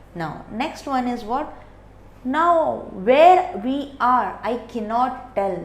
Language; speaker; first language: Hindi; non-native, local second language; Bangla